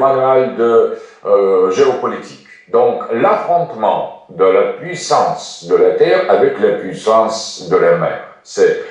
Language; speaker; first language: French; non-native, fluent; Russian